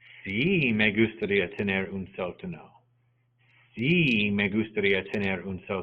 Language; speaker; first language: Spanish; non-native, fluent; English